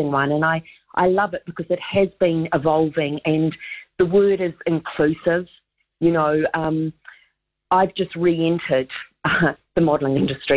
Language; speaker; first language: English; native; English